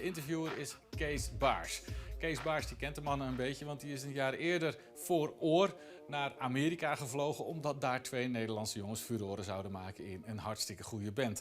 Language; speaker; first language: Dutch; native; Dutch